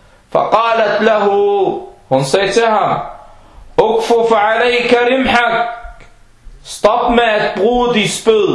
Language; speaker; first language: Danish; non-native, fluent; Arabic